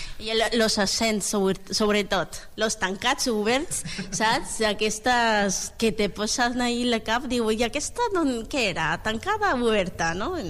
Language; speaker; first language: Catalan; non-native, learner; Spanish